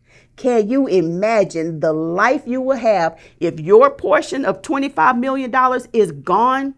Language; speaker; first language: English; native; English